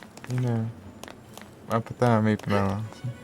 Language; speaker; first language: Portuguese; native; Portuguese